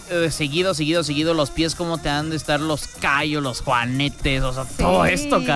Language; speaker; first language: Spanish; native; Spanish